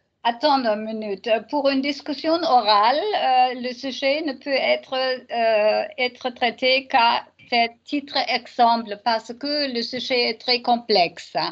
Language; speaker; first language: French; non-native, learner; German